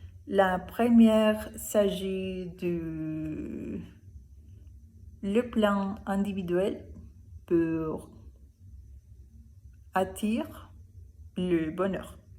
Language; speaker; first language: French; non-native, learner; Spanish